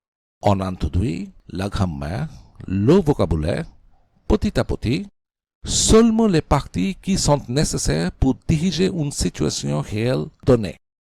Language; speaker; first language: French; non-native, fluent; Bangla